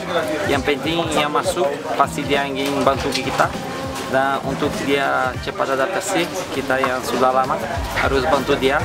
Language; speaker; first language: Indonesian; non-native, fluent; Portuguese